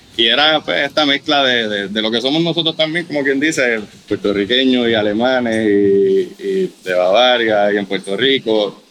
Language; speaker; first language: Spanish; non-native, local second language; German